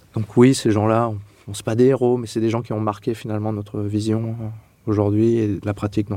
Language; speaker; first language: French; native; French